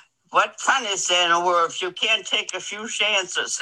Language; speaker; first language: English; non-native, fluent; German